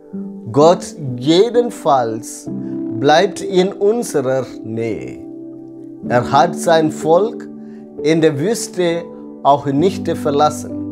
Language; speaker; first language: German; non-native, fluent; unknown